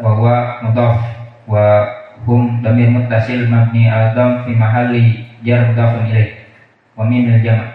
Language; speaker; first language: Arabic; non-native, learner; Indonesian